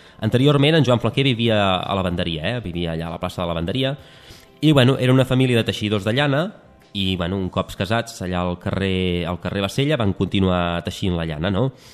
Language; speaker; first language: Catalan; native; Catalan